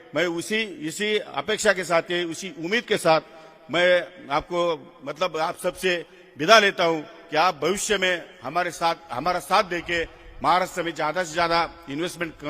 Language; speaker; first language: Hindi; non-native, local second language; Marathi